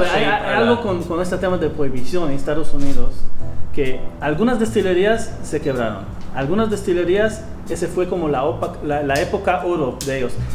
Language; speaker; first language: Spanish; non-native, fluent; Hebrew